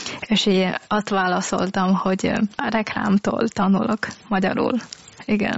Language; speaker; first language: Hungarian; non-native, learner; Chinese